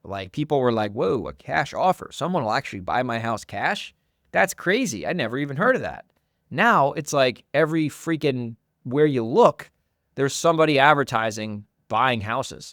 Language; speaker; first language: English; native; English